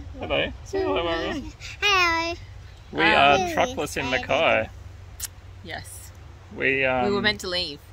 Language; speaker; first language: English; native; English